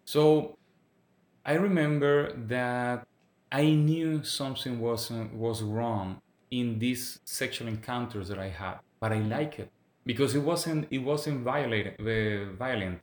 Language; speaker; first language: English; non-native, fluent; Spanish